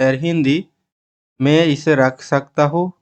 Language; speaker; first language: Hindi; non-native, learner; Bangla